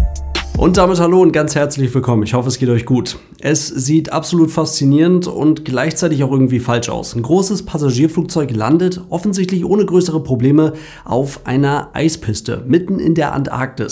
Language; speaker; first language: German; native; German